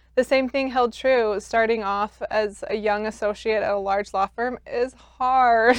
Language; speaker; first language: English; native; English